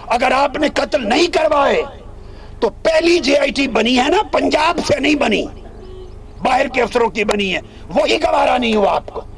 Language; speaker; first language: Urdu; non-native, local second language; Punjabi